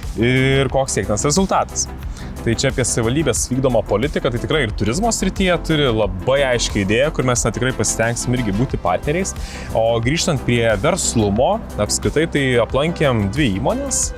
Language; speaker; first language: Lithuanian; native; Lithuanian